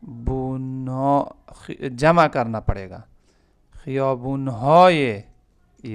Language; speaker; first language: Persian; non-native, fluent; Urdu